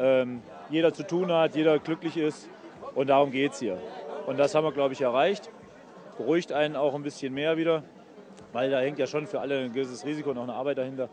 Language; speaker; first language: German; native; German